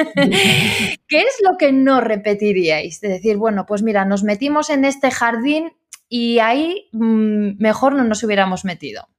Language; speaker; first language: Spanish; native; Spanish